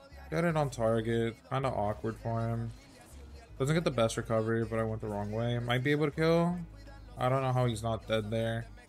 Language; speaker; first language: English; early bilingual, other home language; Spanish